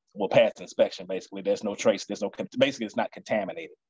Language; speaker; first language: English; native; English